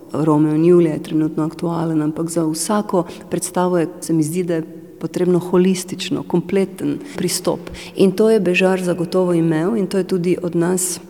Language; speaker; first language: Slovenian; non-native, fluent; Romanian